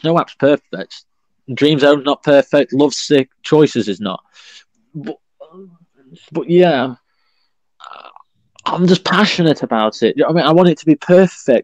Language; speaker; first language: English; native; English